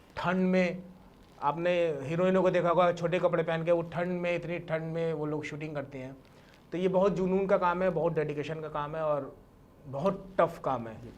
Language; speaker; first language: Hindi; non-native, local second language; Bangla